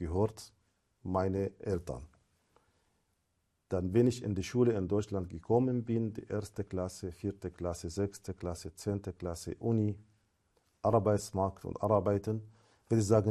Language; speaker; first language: German; non-native, fluent; Arabic